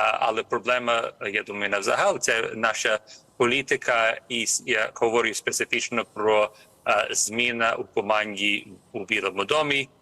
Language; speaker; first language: Ukrainian; early bilingual, heritage; Ukrainian